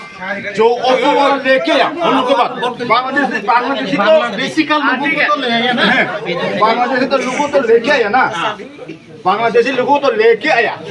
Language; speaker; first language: Hindi; non-native, local second language; Bangla